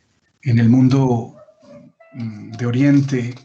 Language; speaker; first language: Spanish; native; Spanish